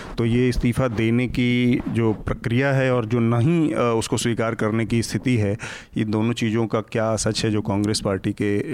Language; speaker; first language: Hindi; native; Hindi